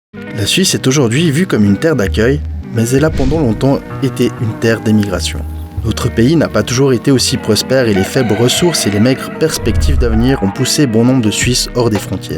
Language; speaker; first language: French; native; French